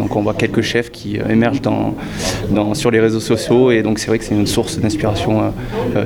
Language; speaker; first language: French; native; French